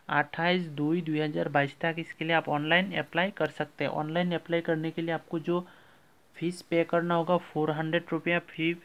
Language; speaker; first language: Hindi; non-native, local second language; Bangla